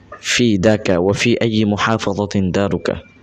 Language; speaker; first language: Arabic; non-native, learner; Bangla